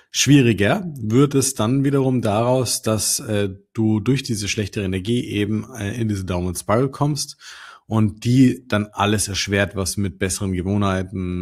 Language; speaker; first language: German; native; German